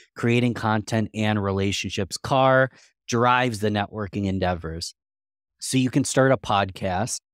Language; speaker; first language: English; native; English